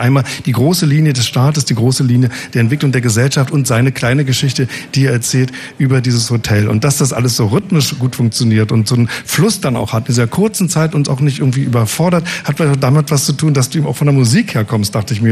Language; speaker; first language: German; native; German